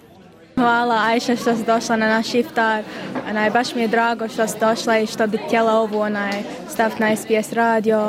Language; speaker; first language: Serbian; early bilingual, heritage; Bosnian